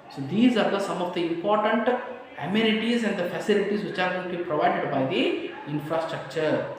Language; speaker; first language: English; non-native, local second language; Kannada